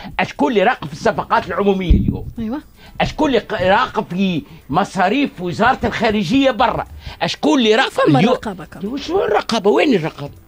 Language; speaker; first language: Arabic; native; Arabic